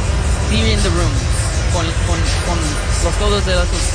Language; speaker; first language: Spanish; early bilingual, heritage; Spanish